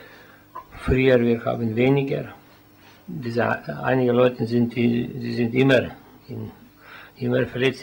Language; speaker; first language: German; non-native, fluent; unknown